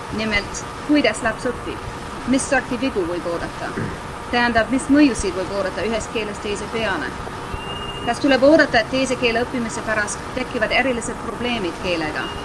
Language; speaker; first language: Estonian; non-native, fluent; English